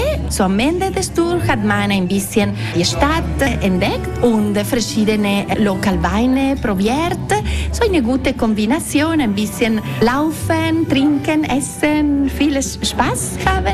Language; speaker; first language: German; non-native, local second language; Italian